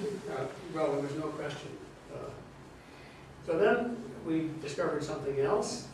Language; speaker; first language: English; native; English